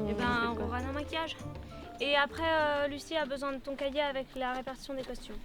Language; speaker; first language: French; native; French